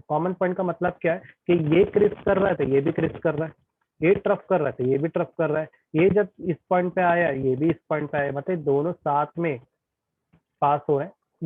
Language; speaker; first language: Hindi; native; Hindi